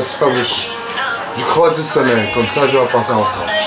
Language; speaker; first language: French; non-native, learner; Arabic